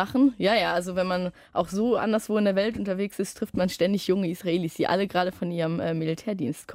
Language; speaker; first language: German; native; German